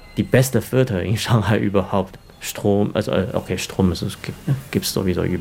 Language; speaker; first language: German; non-native, fluent; Chinese